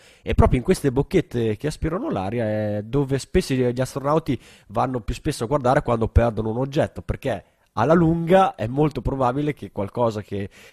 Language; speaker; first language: Italian; native; Italian